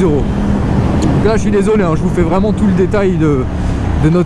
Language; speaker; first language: French; native; French